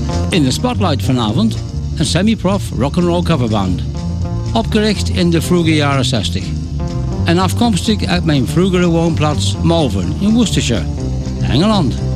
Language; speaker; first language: Dutch; non-native, fluent; English